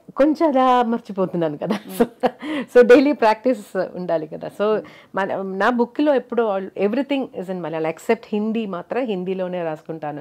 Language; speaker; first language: Telugu; non-native, local second language; Malayalam